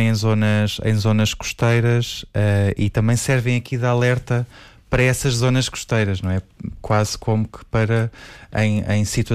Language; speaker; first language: Portuguese; native; Portuguese